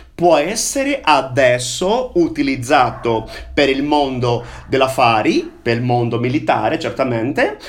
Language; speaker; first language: Italian; non-native, fluent; Portuguese